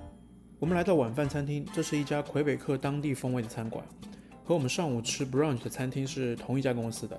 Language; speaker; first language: Chinese; native; Chinese